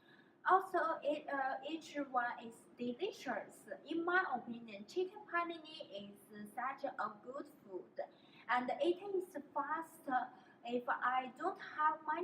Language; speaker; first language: English; non-native, learner; Chinese